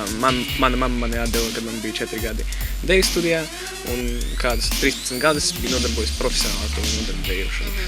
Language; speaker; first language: Latvian; non-native, local second language; Russian